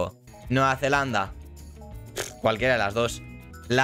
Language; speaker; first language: Spanish; native; Spanish